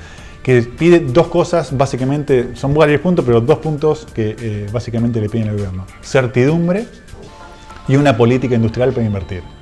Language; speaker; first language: Spanish; native; Spanish